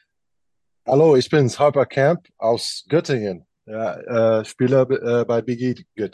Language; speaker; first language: German; non-native, fluent; English